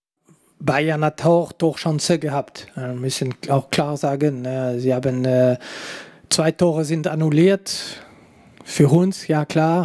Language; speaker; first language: German; non-native, local second language; French